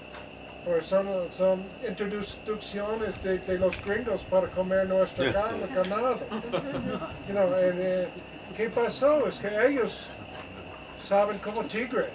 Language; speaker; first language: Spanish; non-native, learner; English